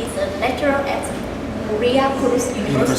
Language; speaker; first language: English; non-native, learner; Vietnamese